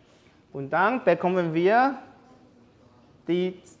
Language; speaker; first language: German; non-native, learner; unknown